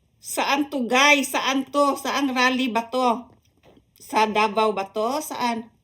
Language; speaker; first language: Filipino; non-native, local second language; Cebuano